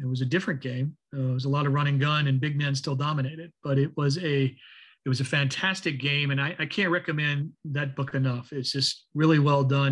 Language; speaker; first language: English; native; English